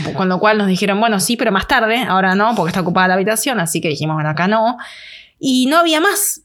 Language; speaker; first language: Spanish; native; Spanish